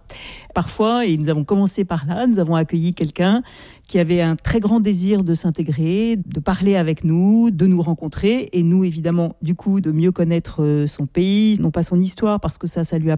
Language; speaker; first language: French; native; French